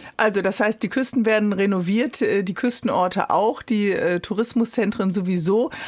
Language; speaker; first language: German; native; German